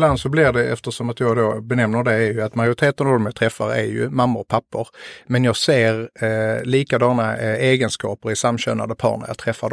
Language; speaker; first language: Swedish; native; Swedish